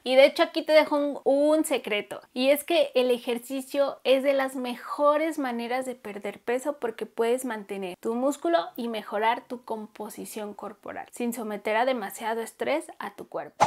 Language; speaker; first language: Spanish; native; Spanish